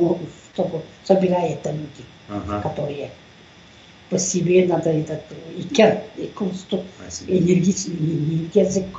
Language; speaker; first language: Russian; non-native, local second language; Tuvinian